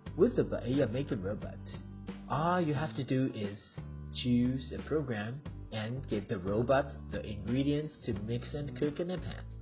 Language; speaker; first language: English; non-native, fluent; Chinese